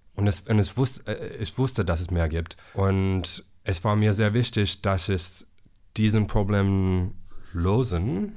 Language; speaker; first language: German; non-native, learner; English